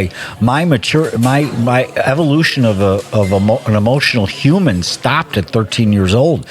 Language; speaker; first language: English; native; English